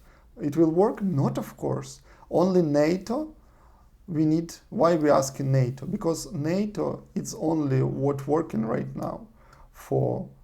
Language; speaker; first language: English; non-native, learner; Russian